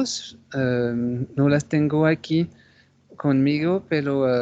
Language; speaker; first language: Spanish; non-native, fluent; French